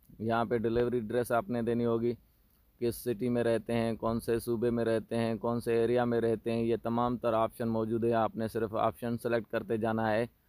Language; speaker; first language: Urdu; native; Urdu